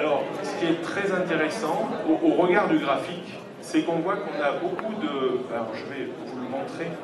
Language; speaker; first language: French; native; French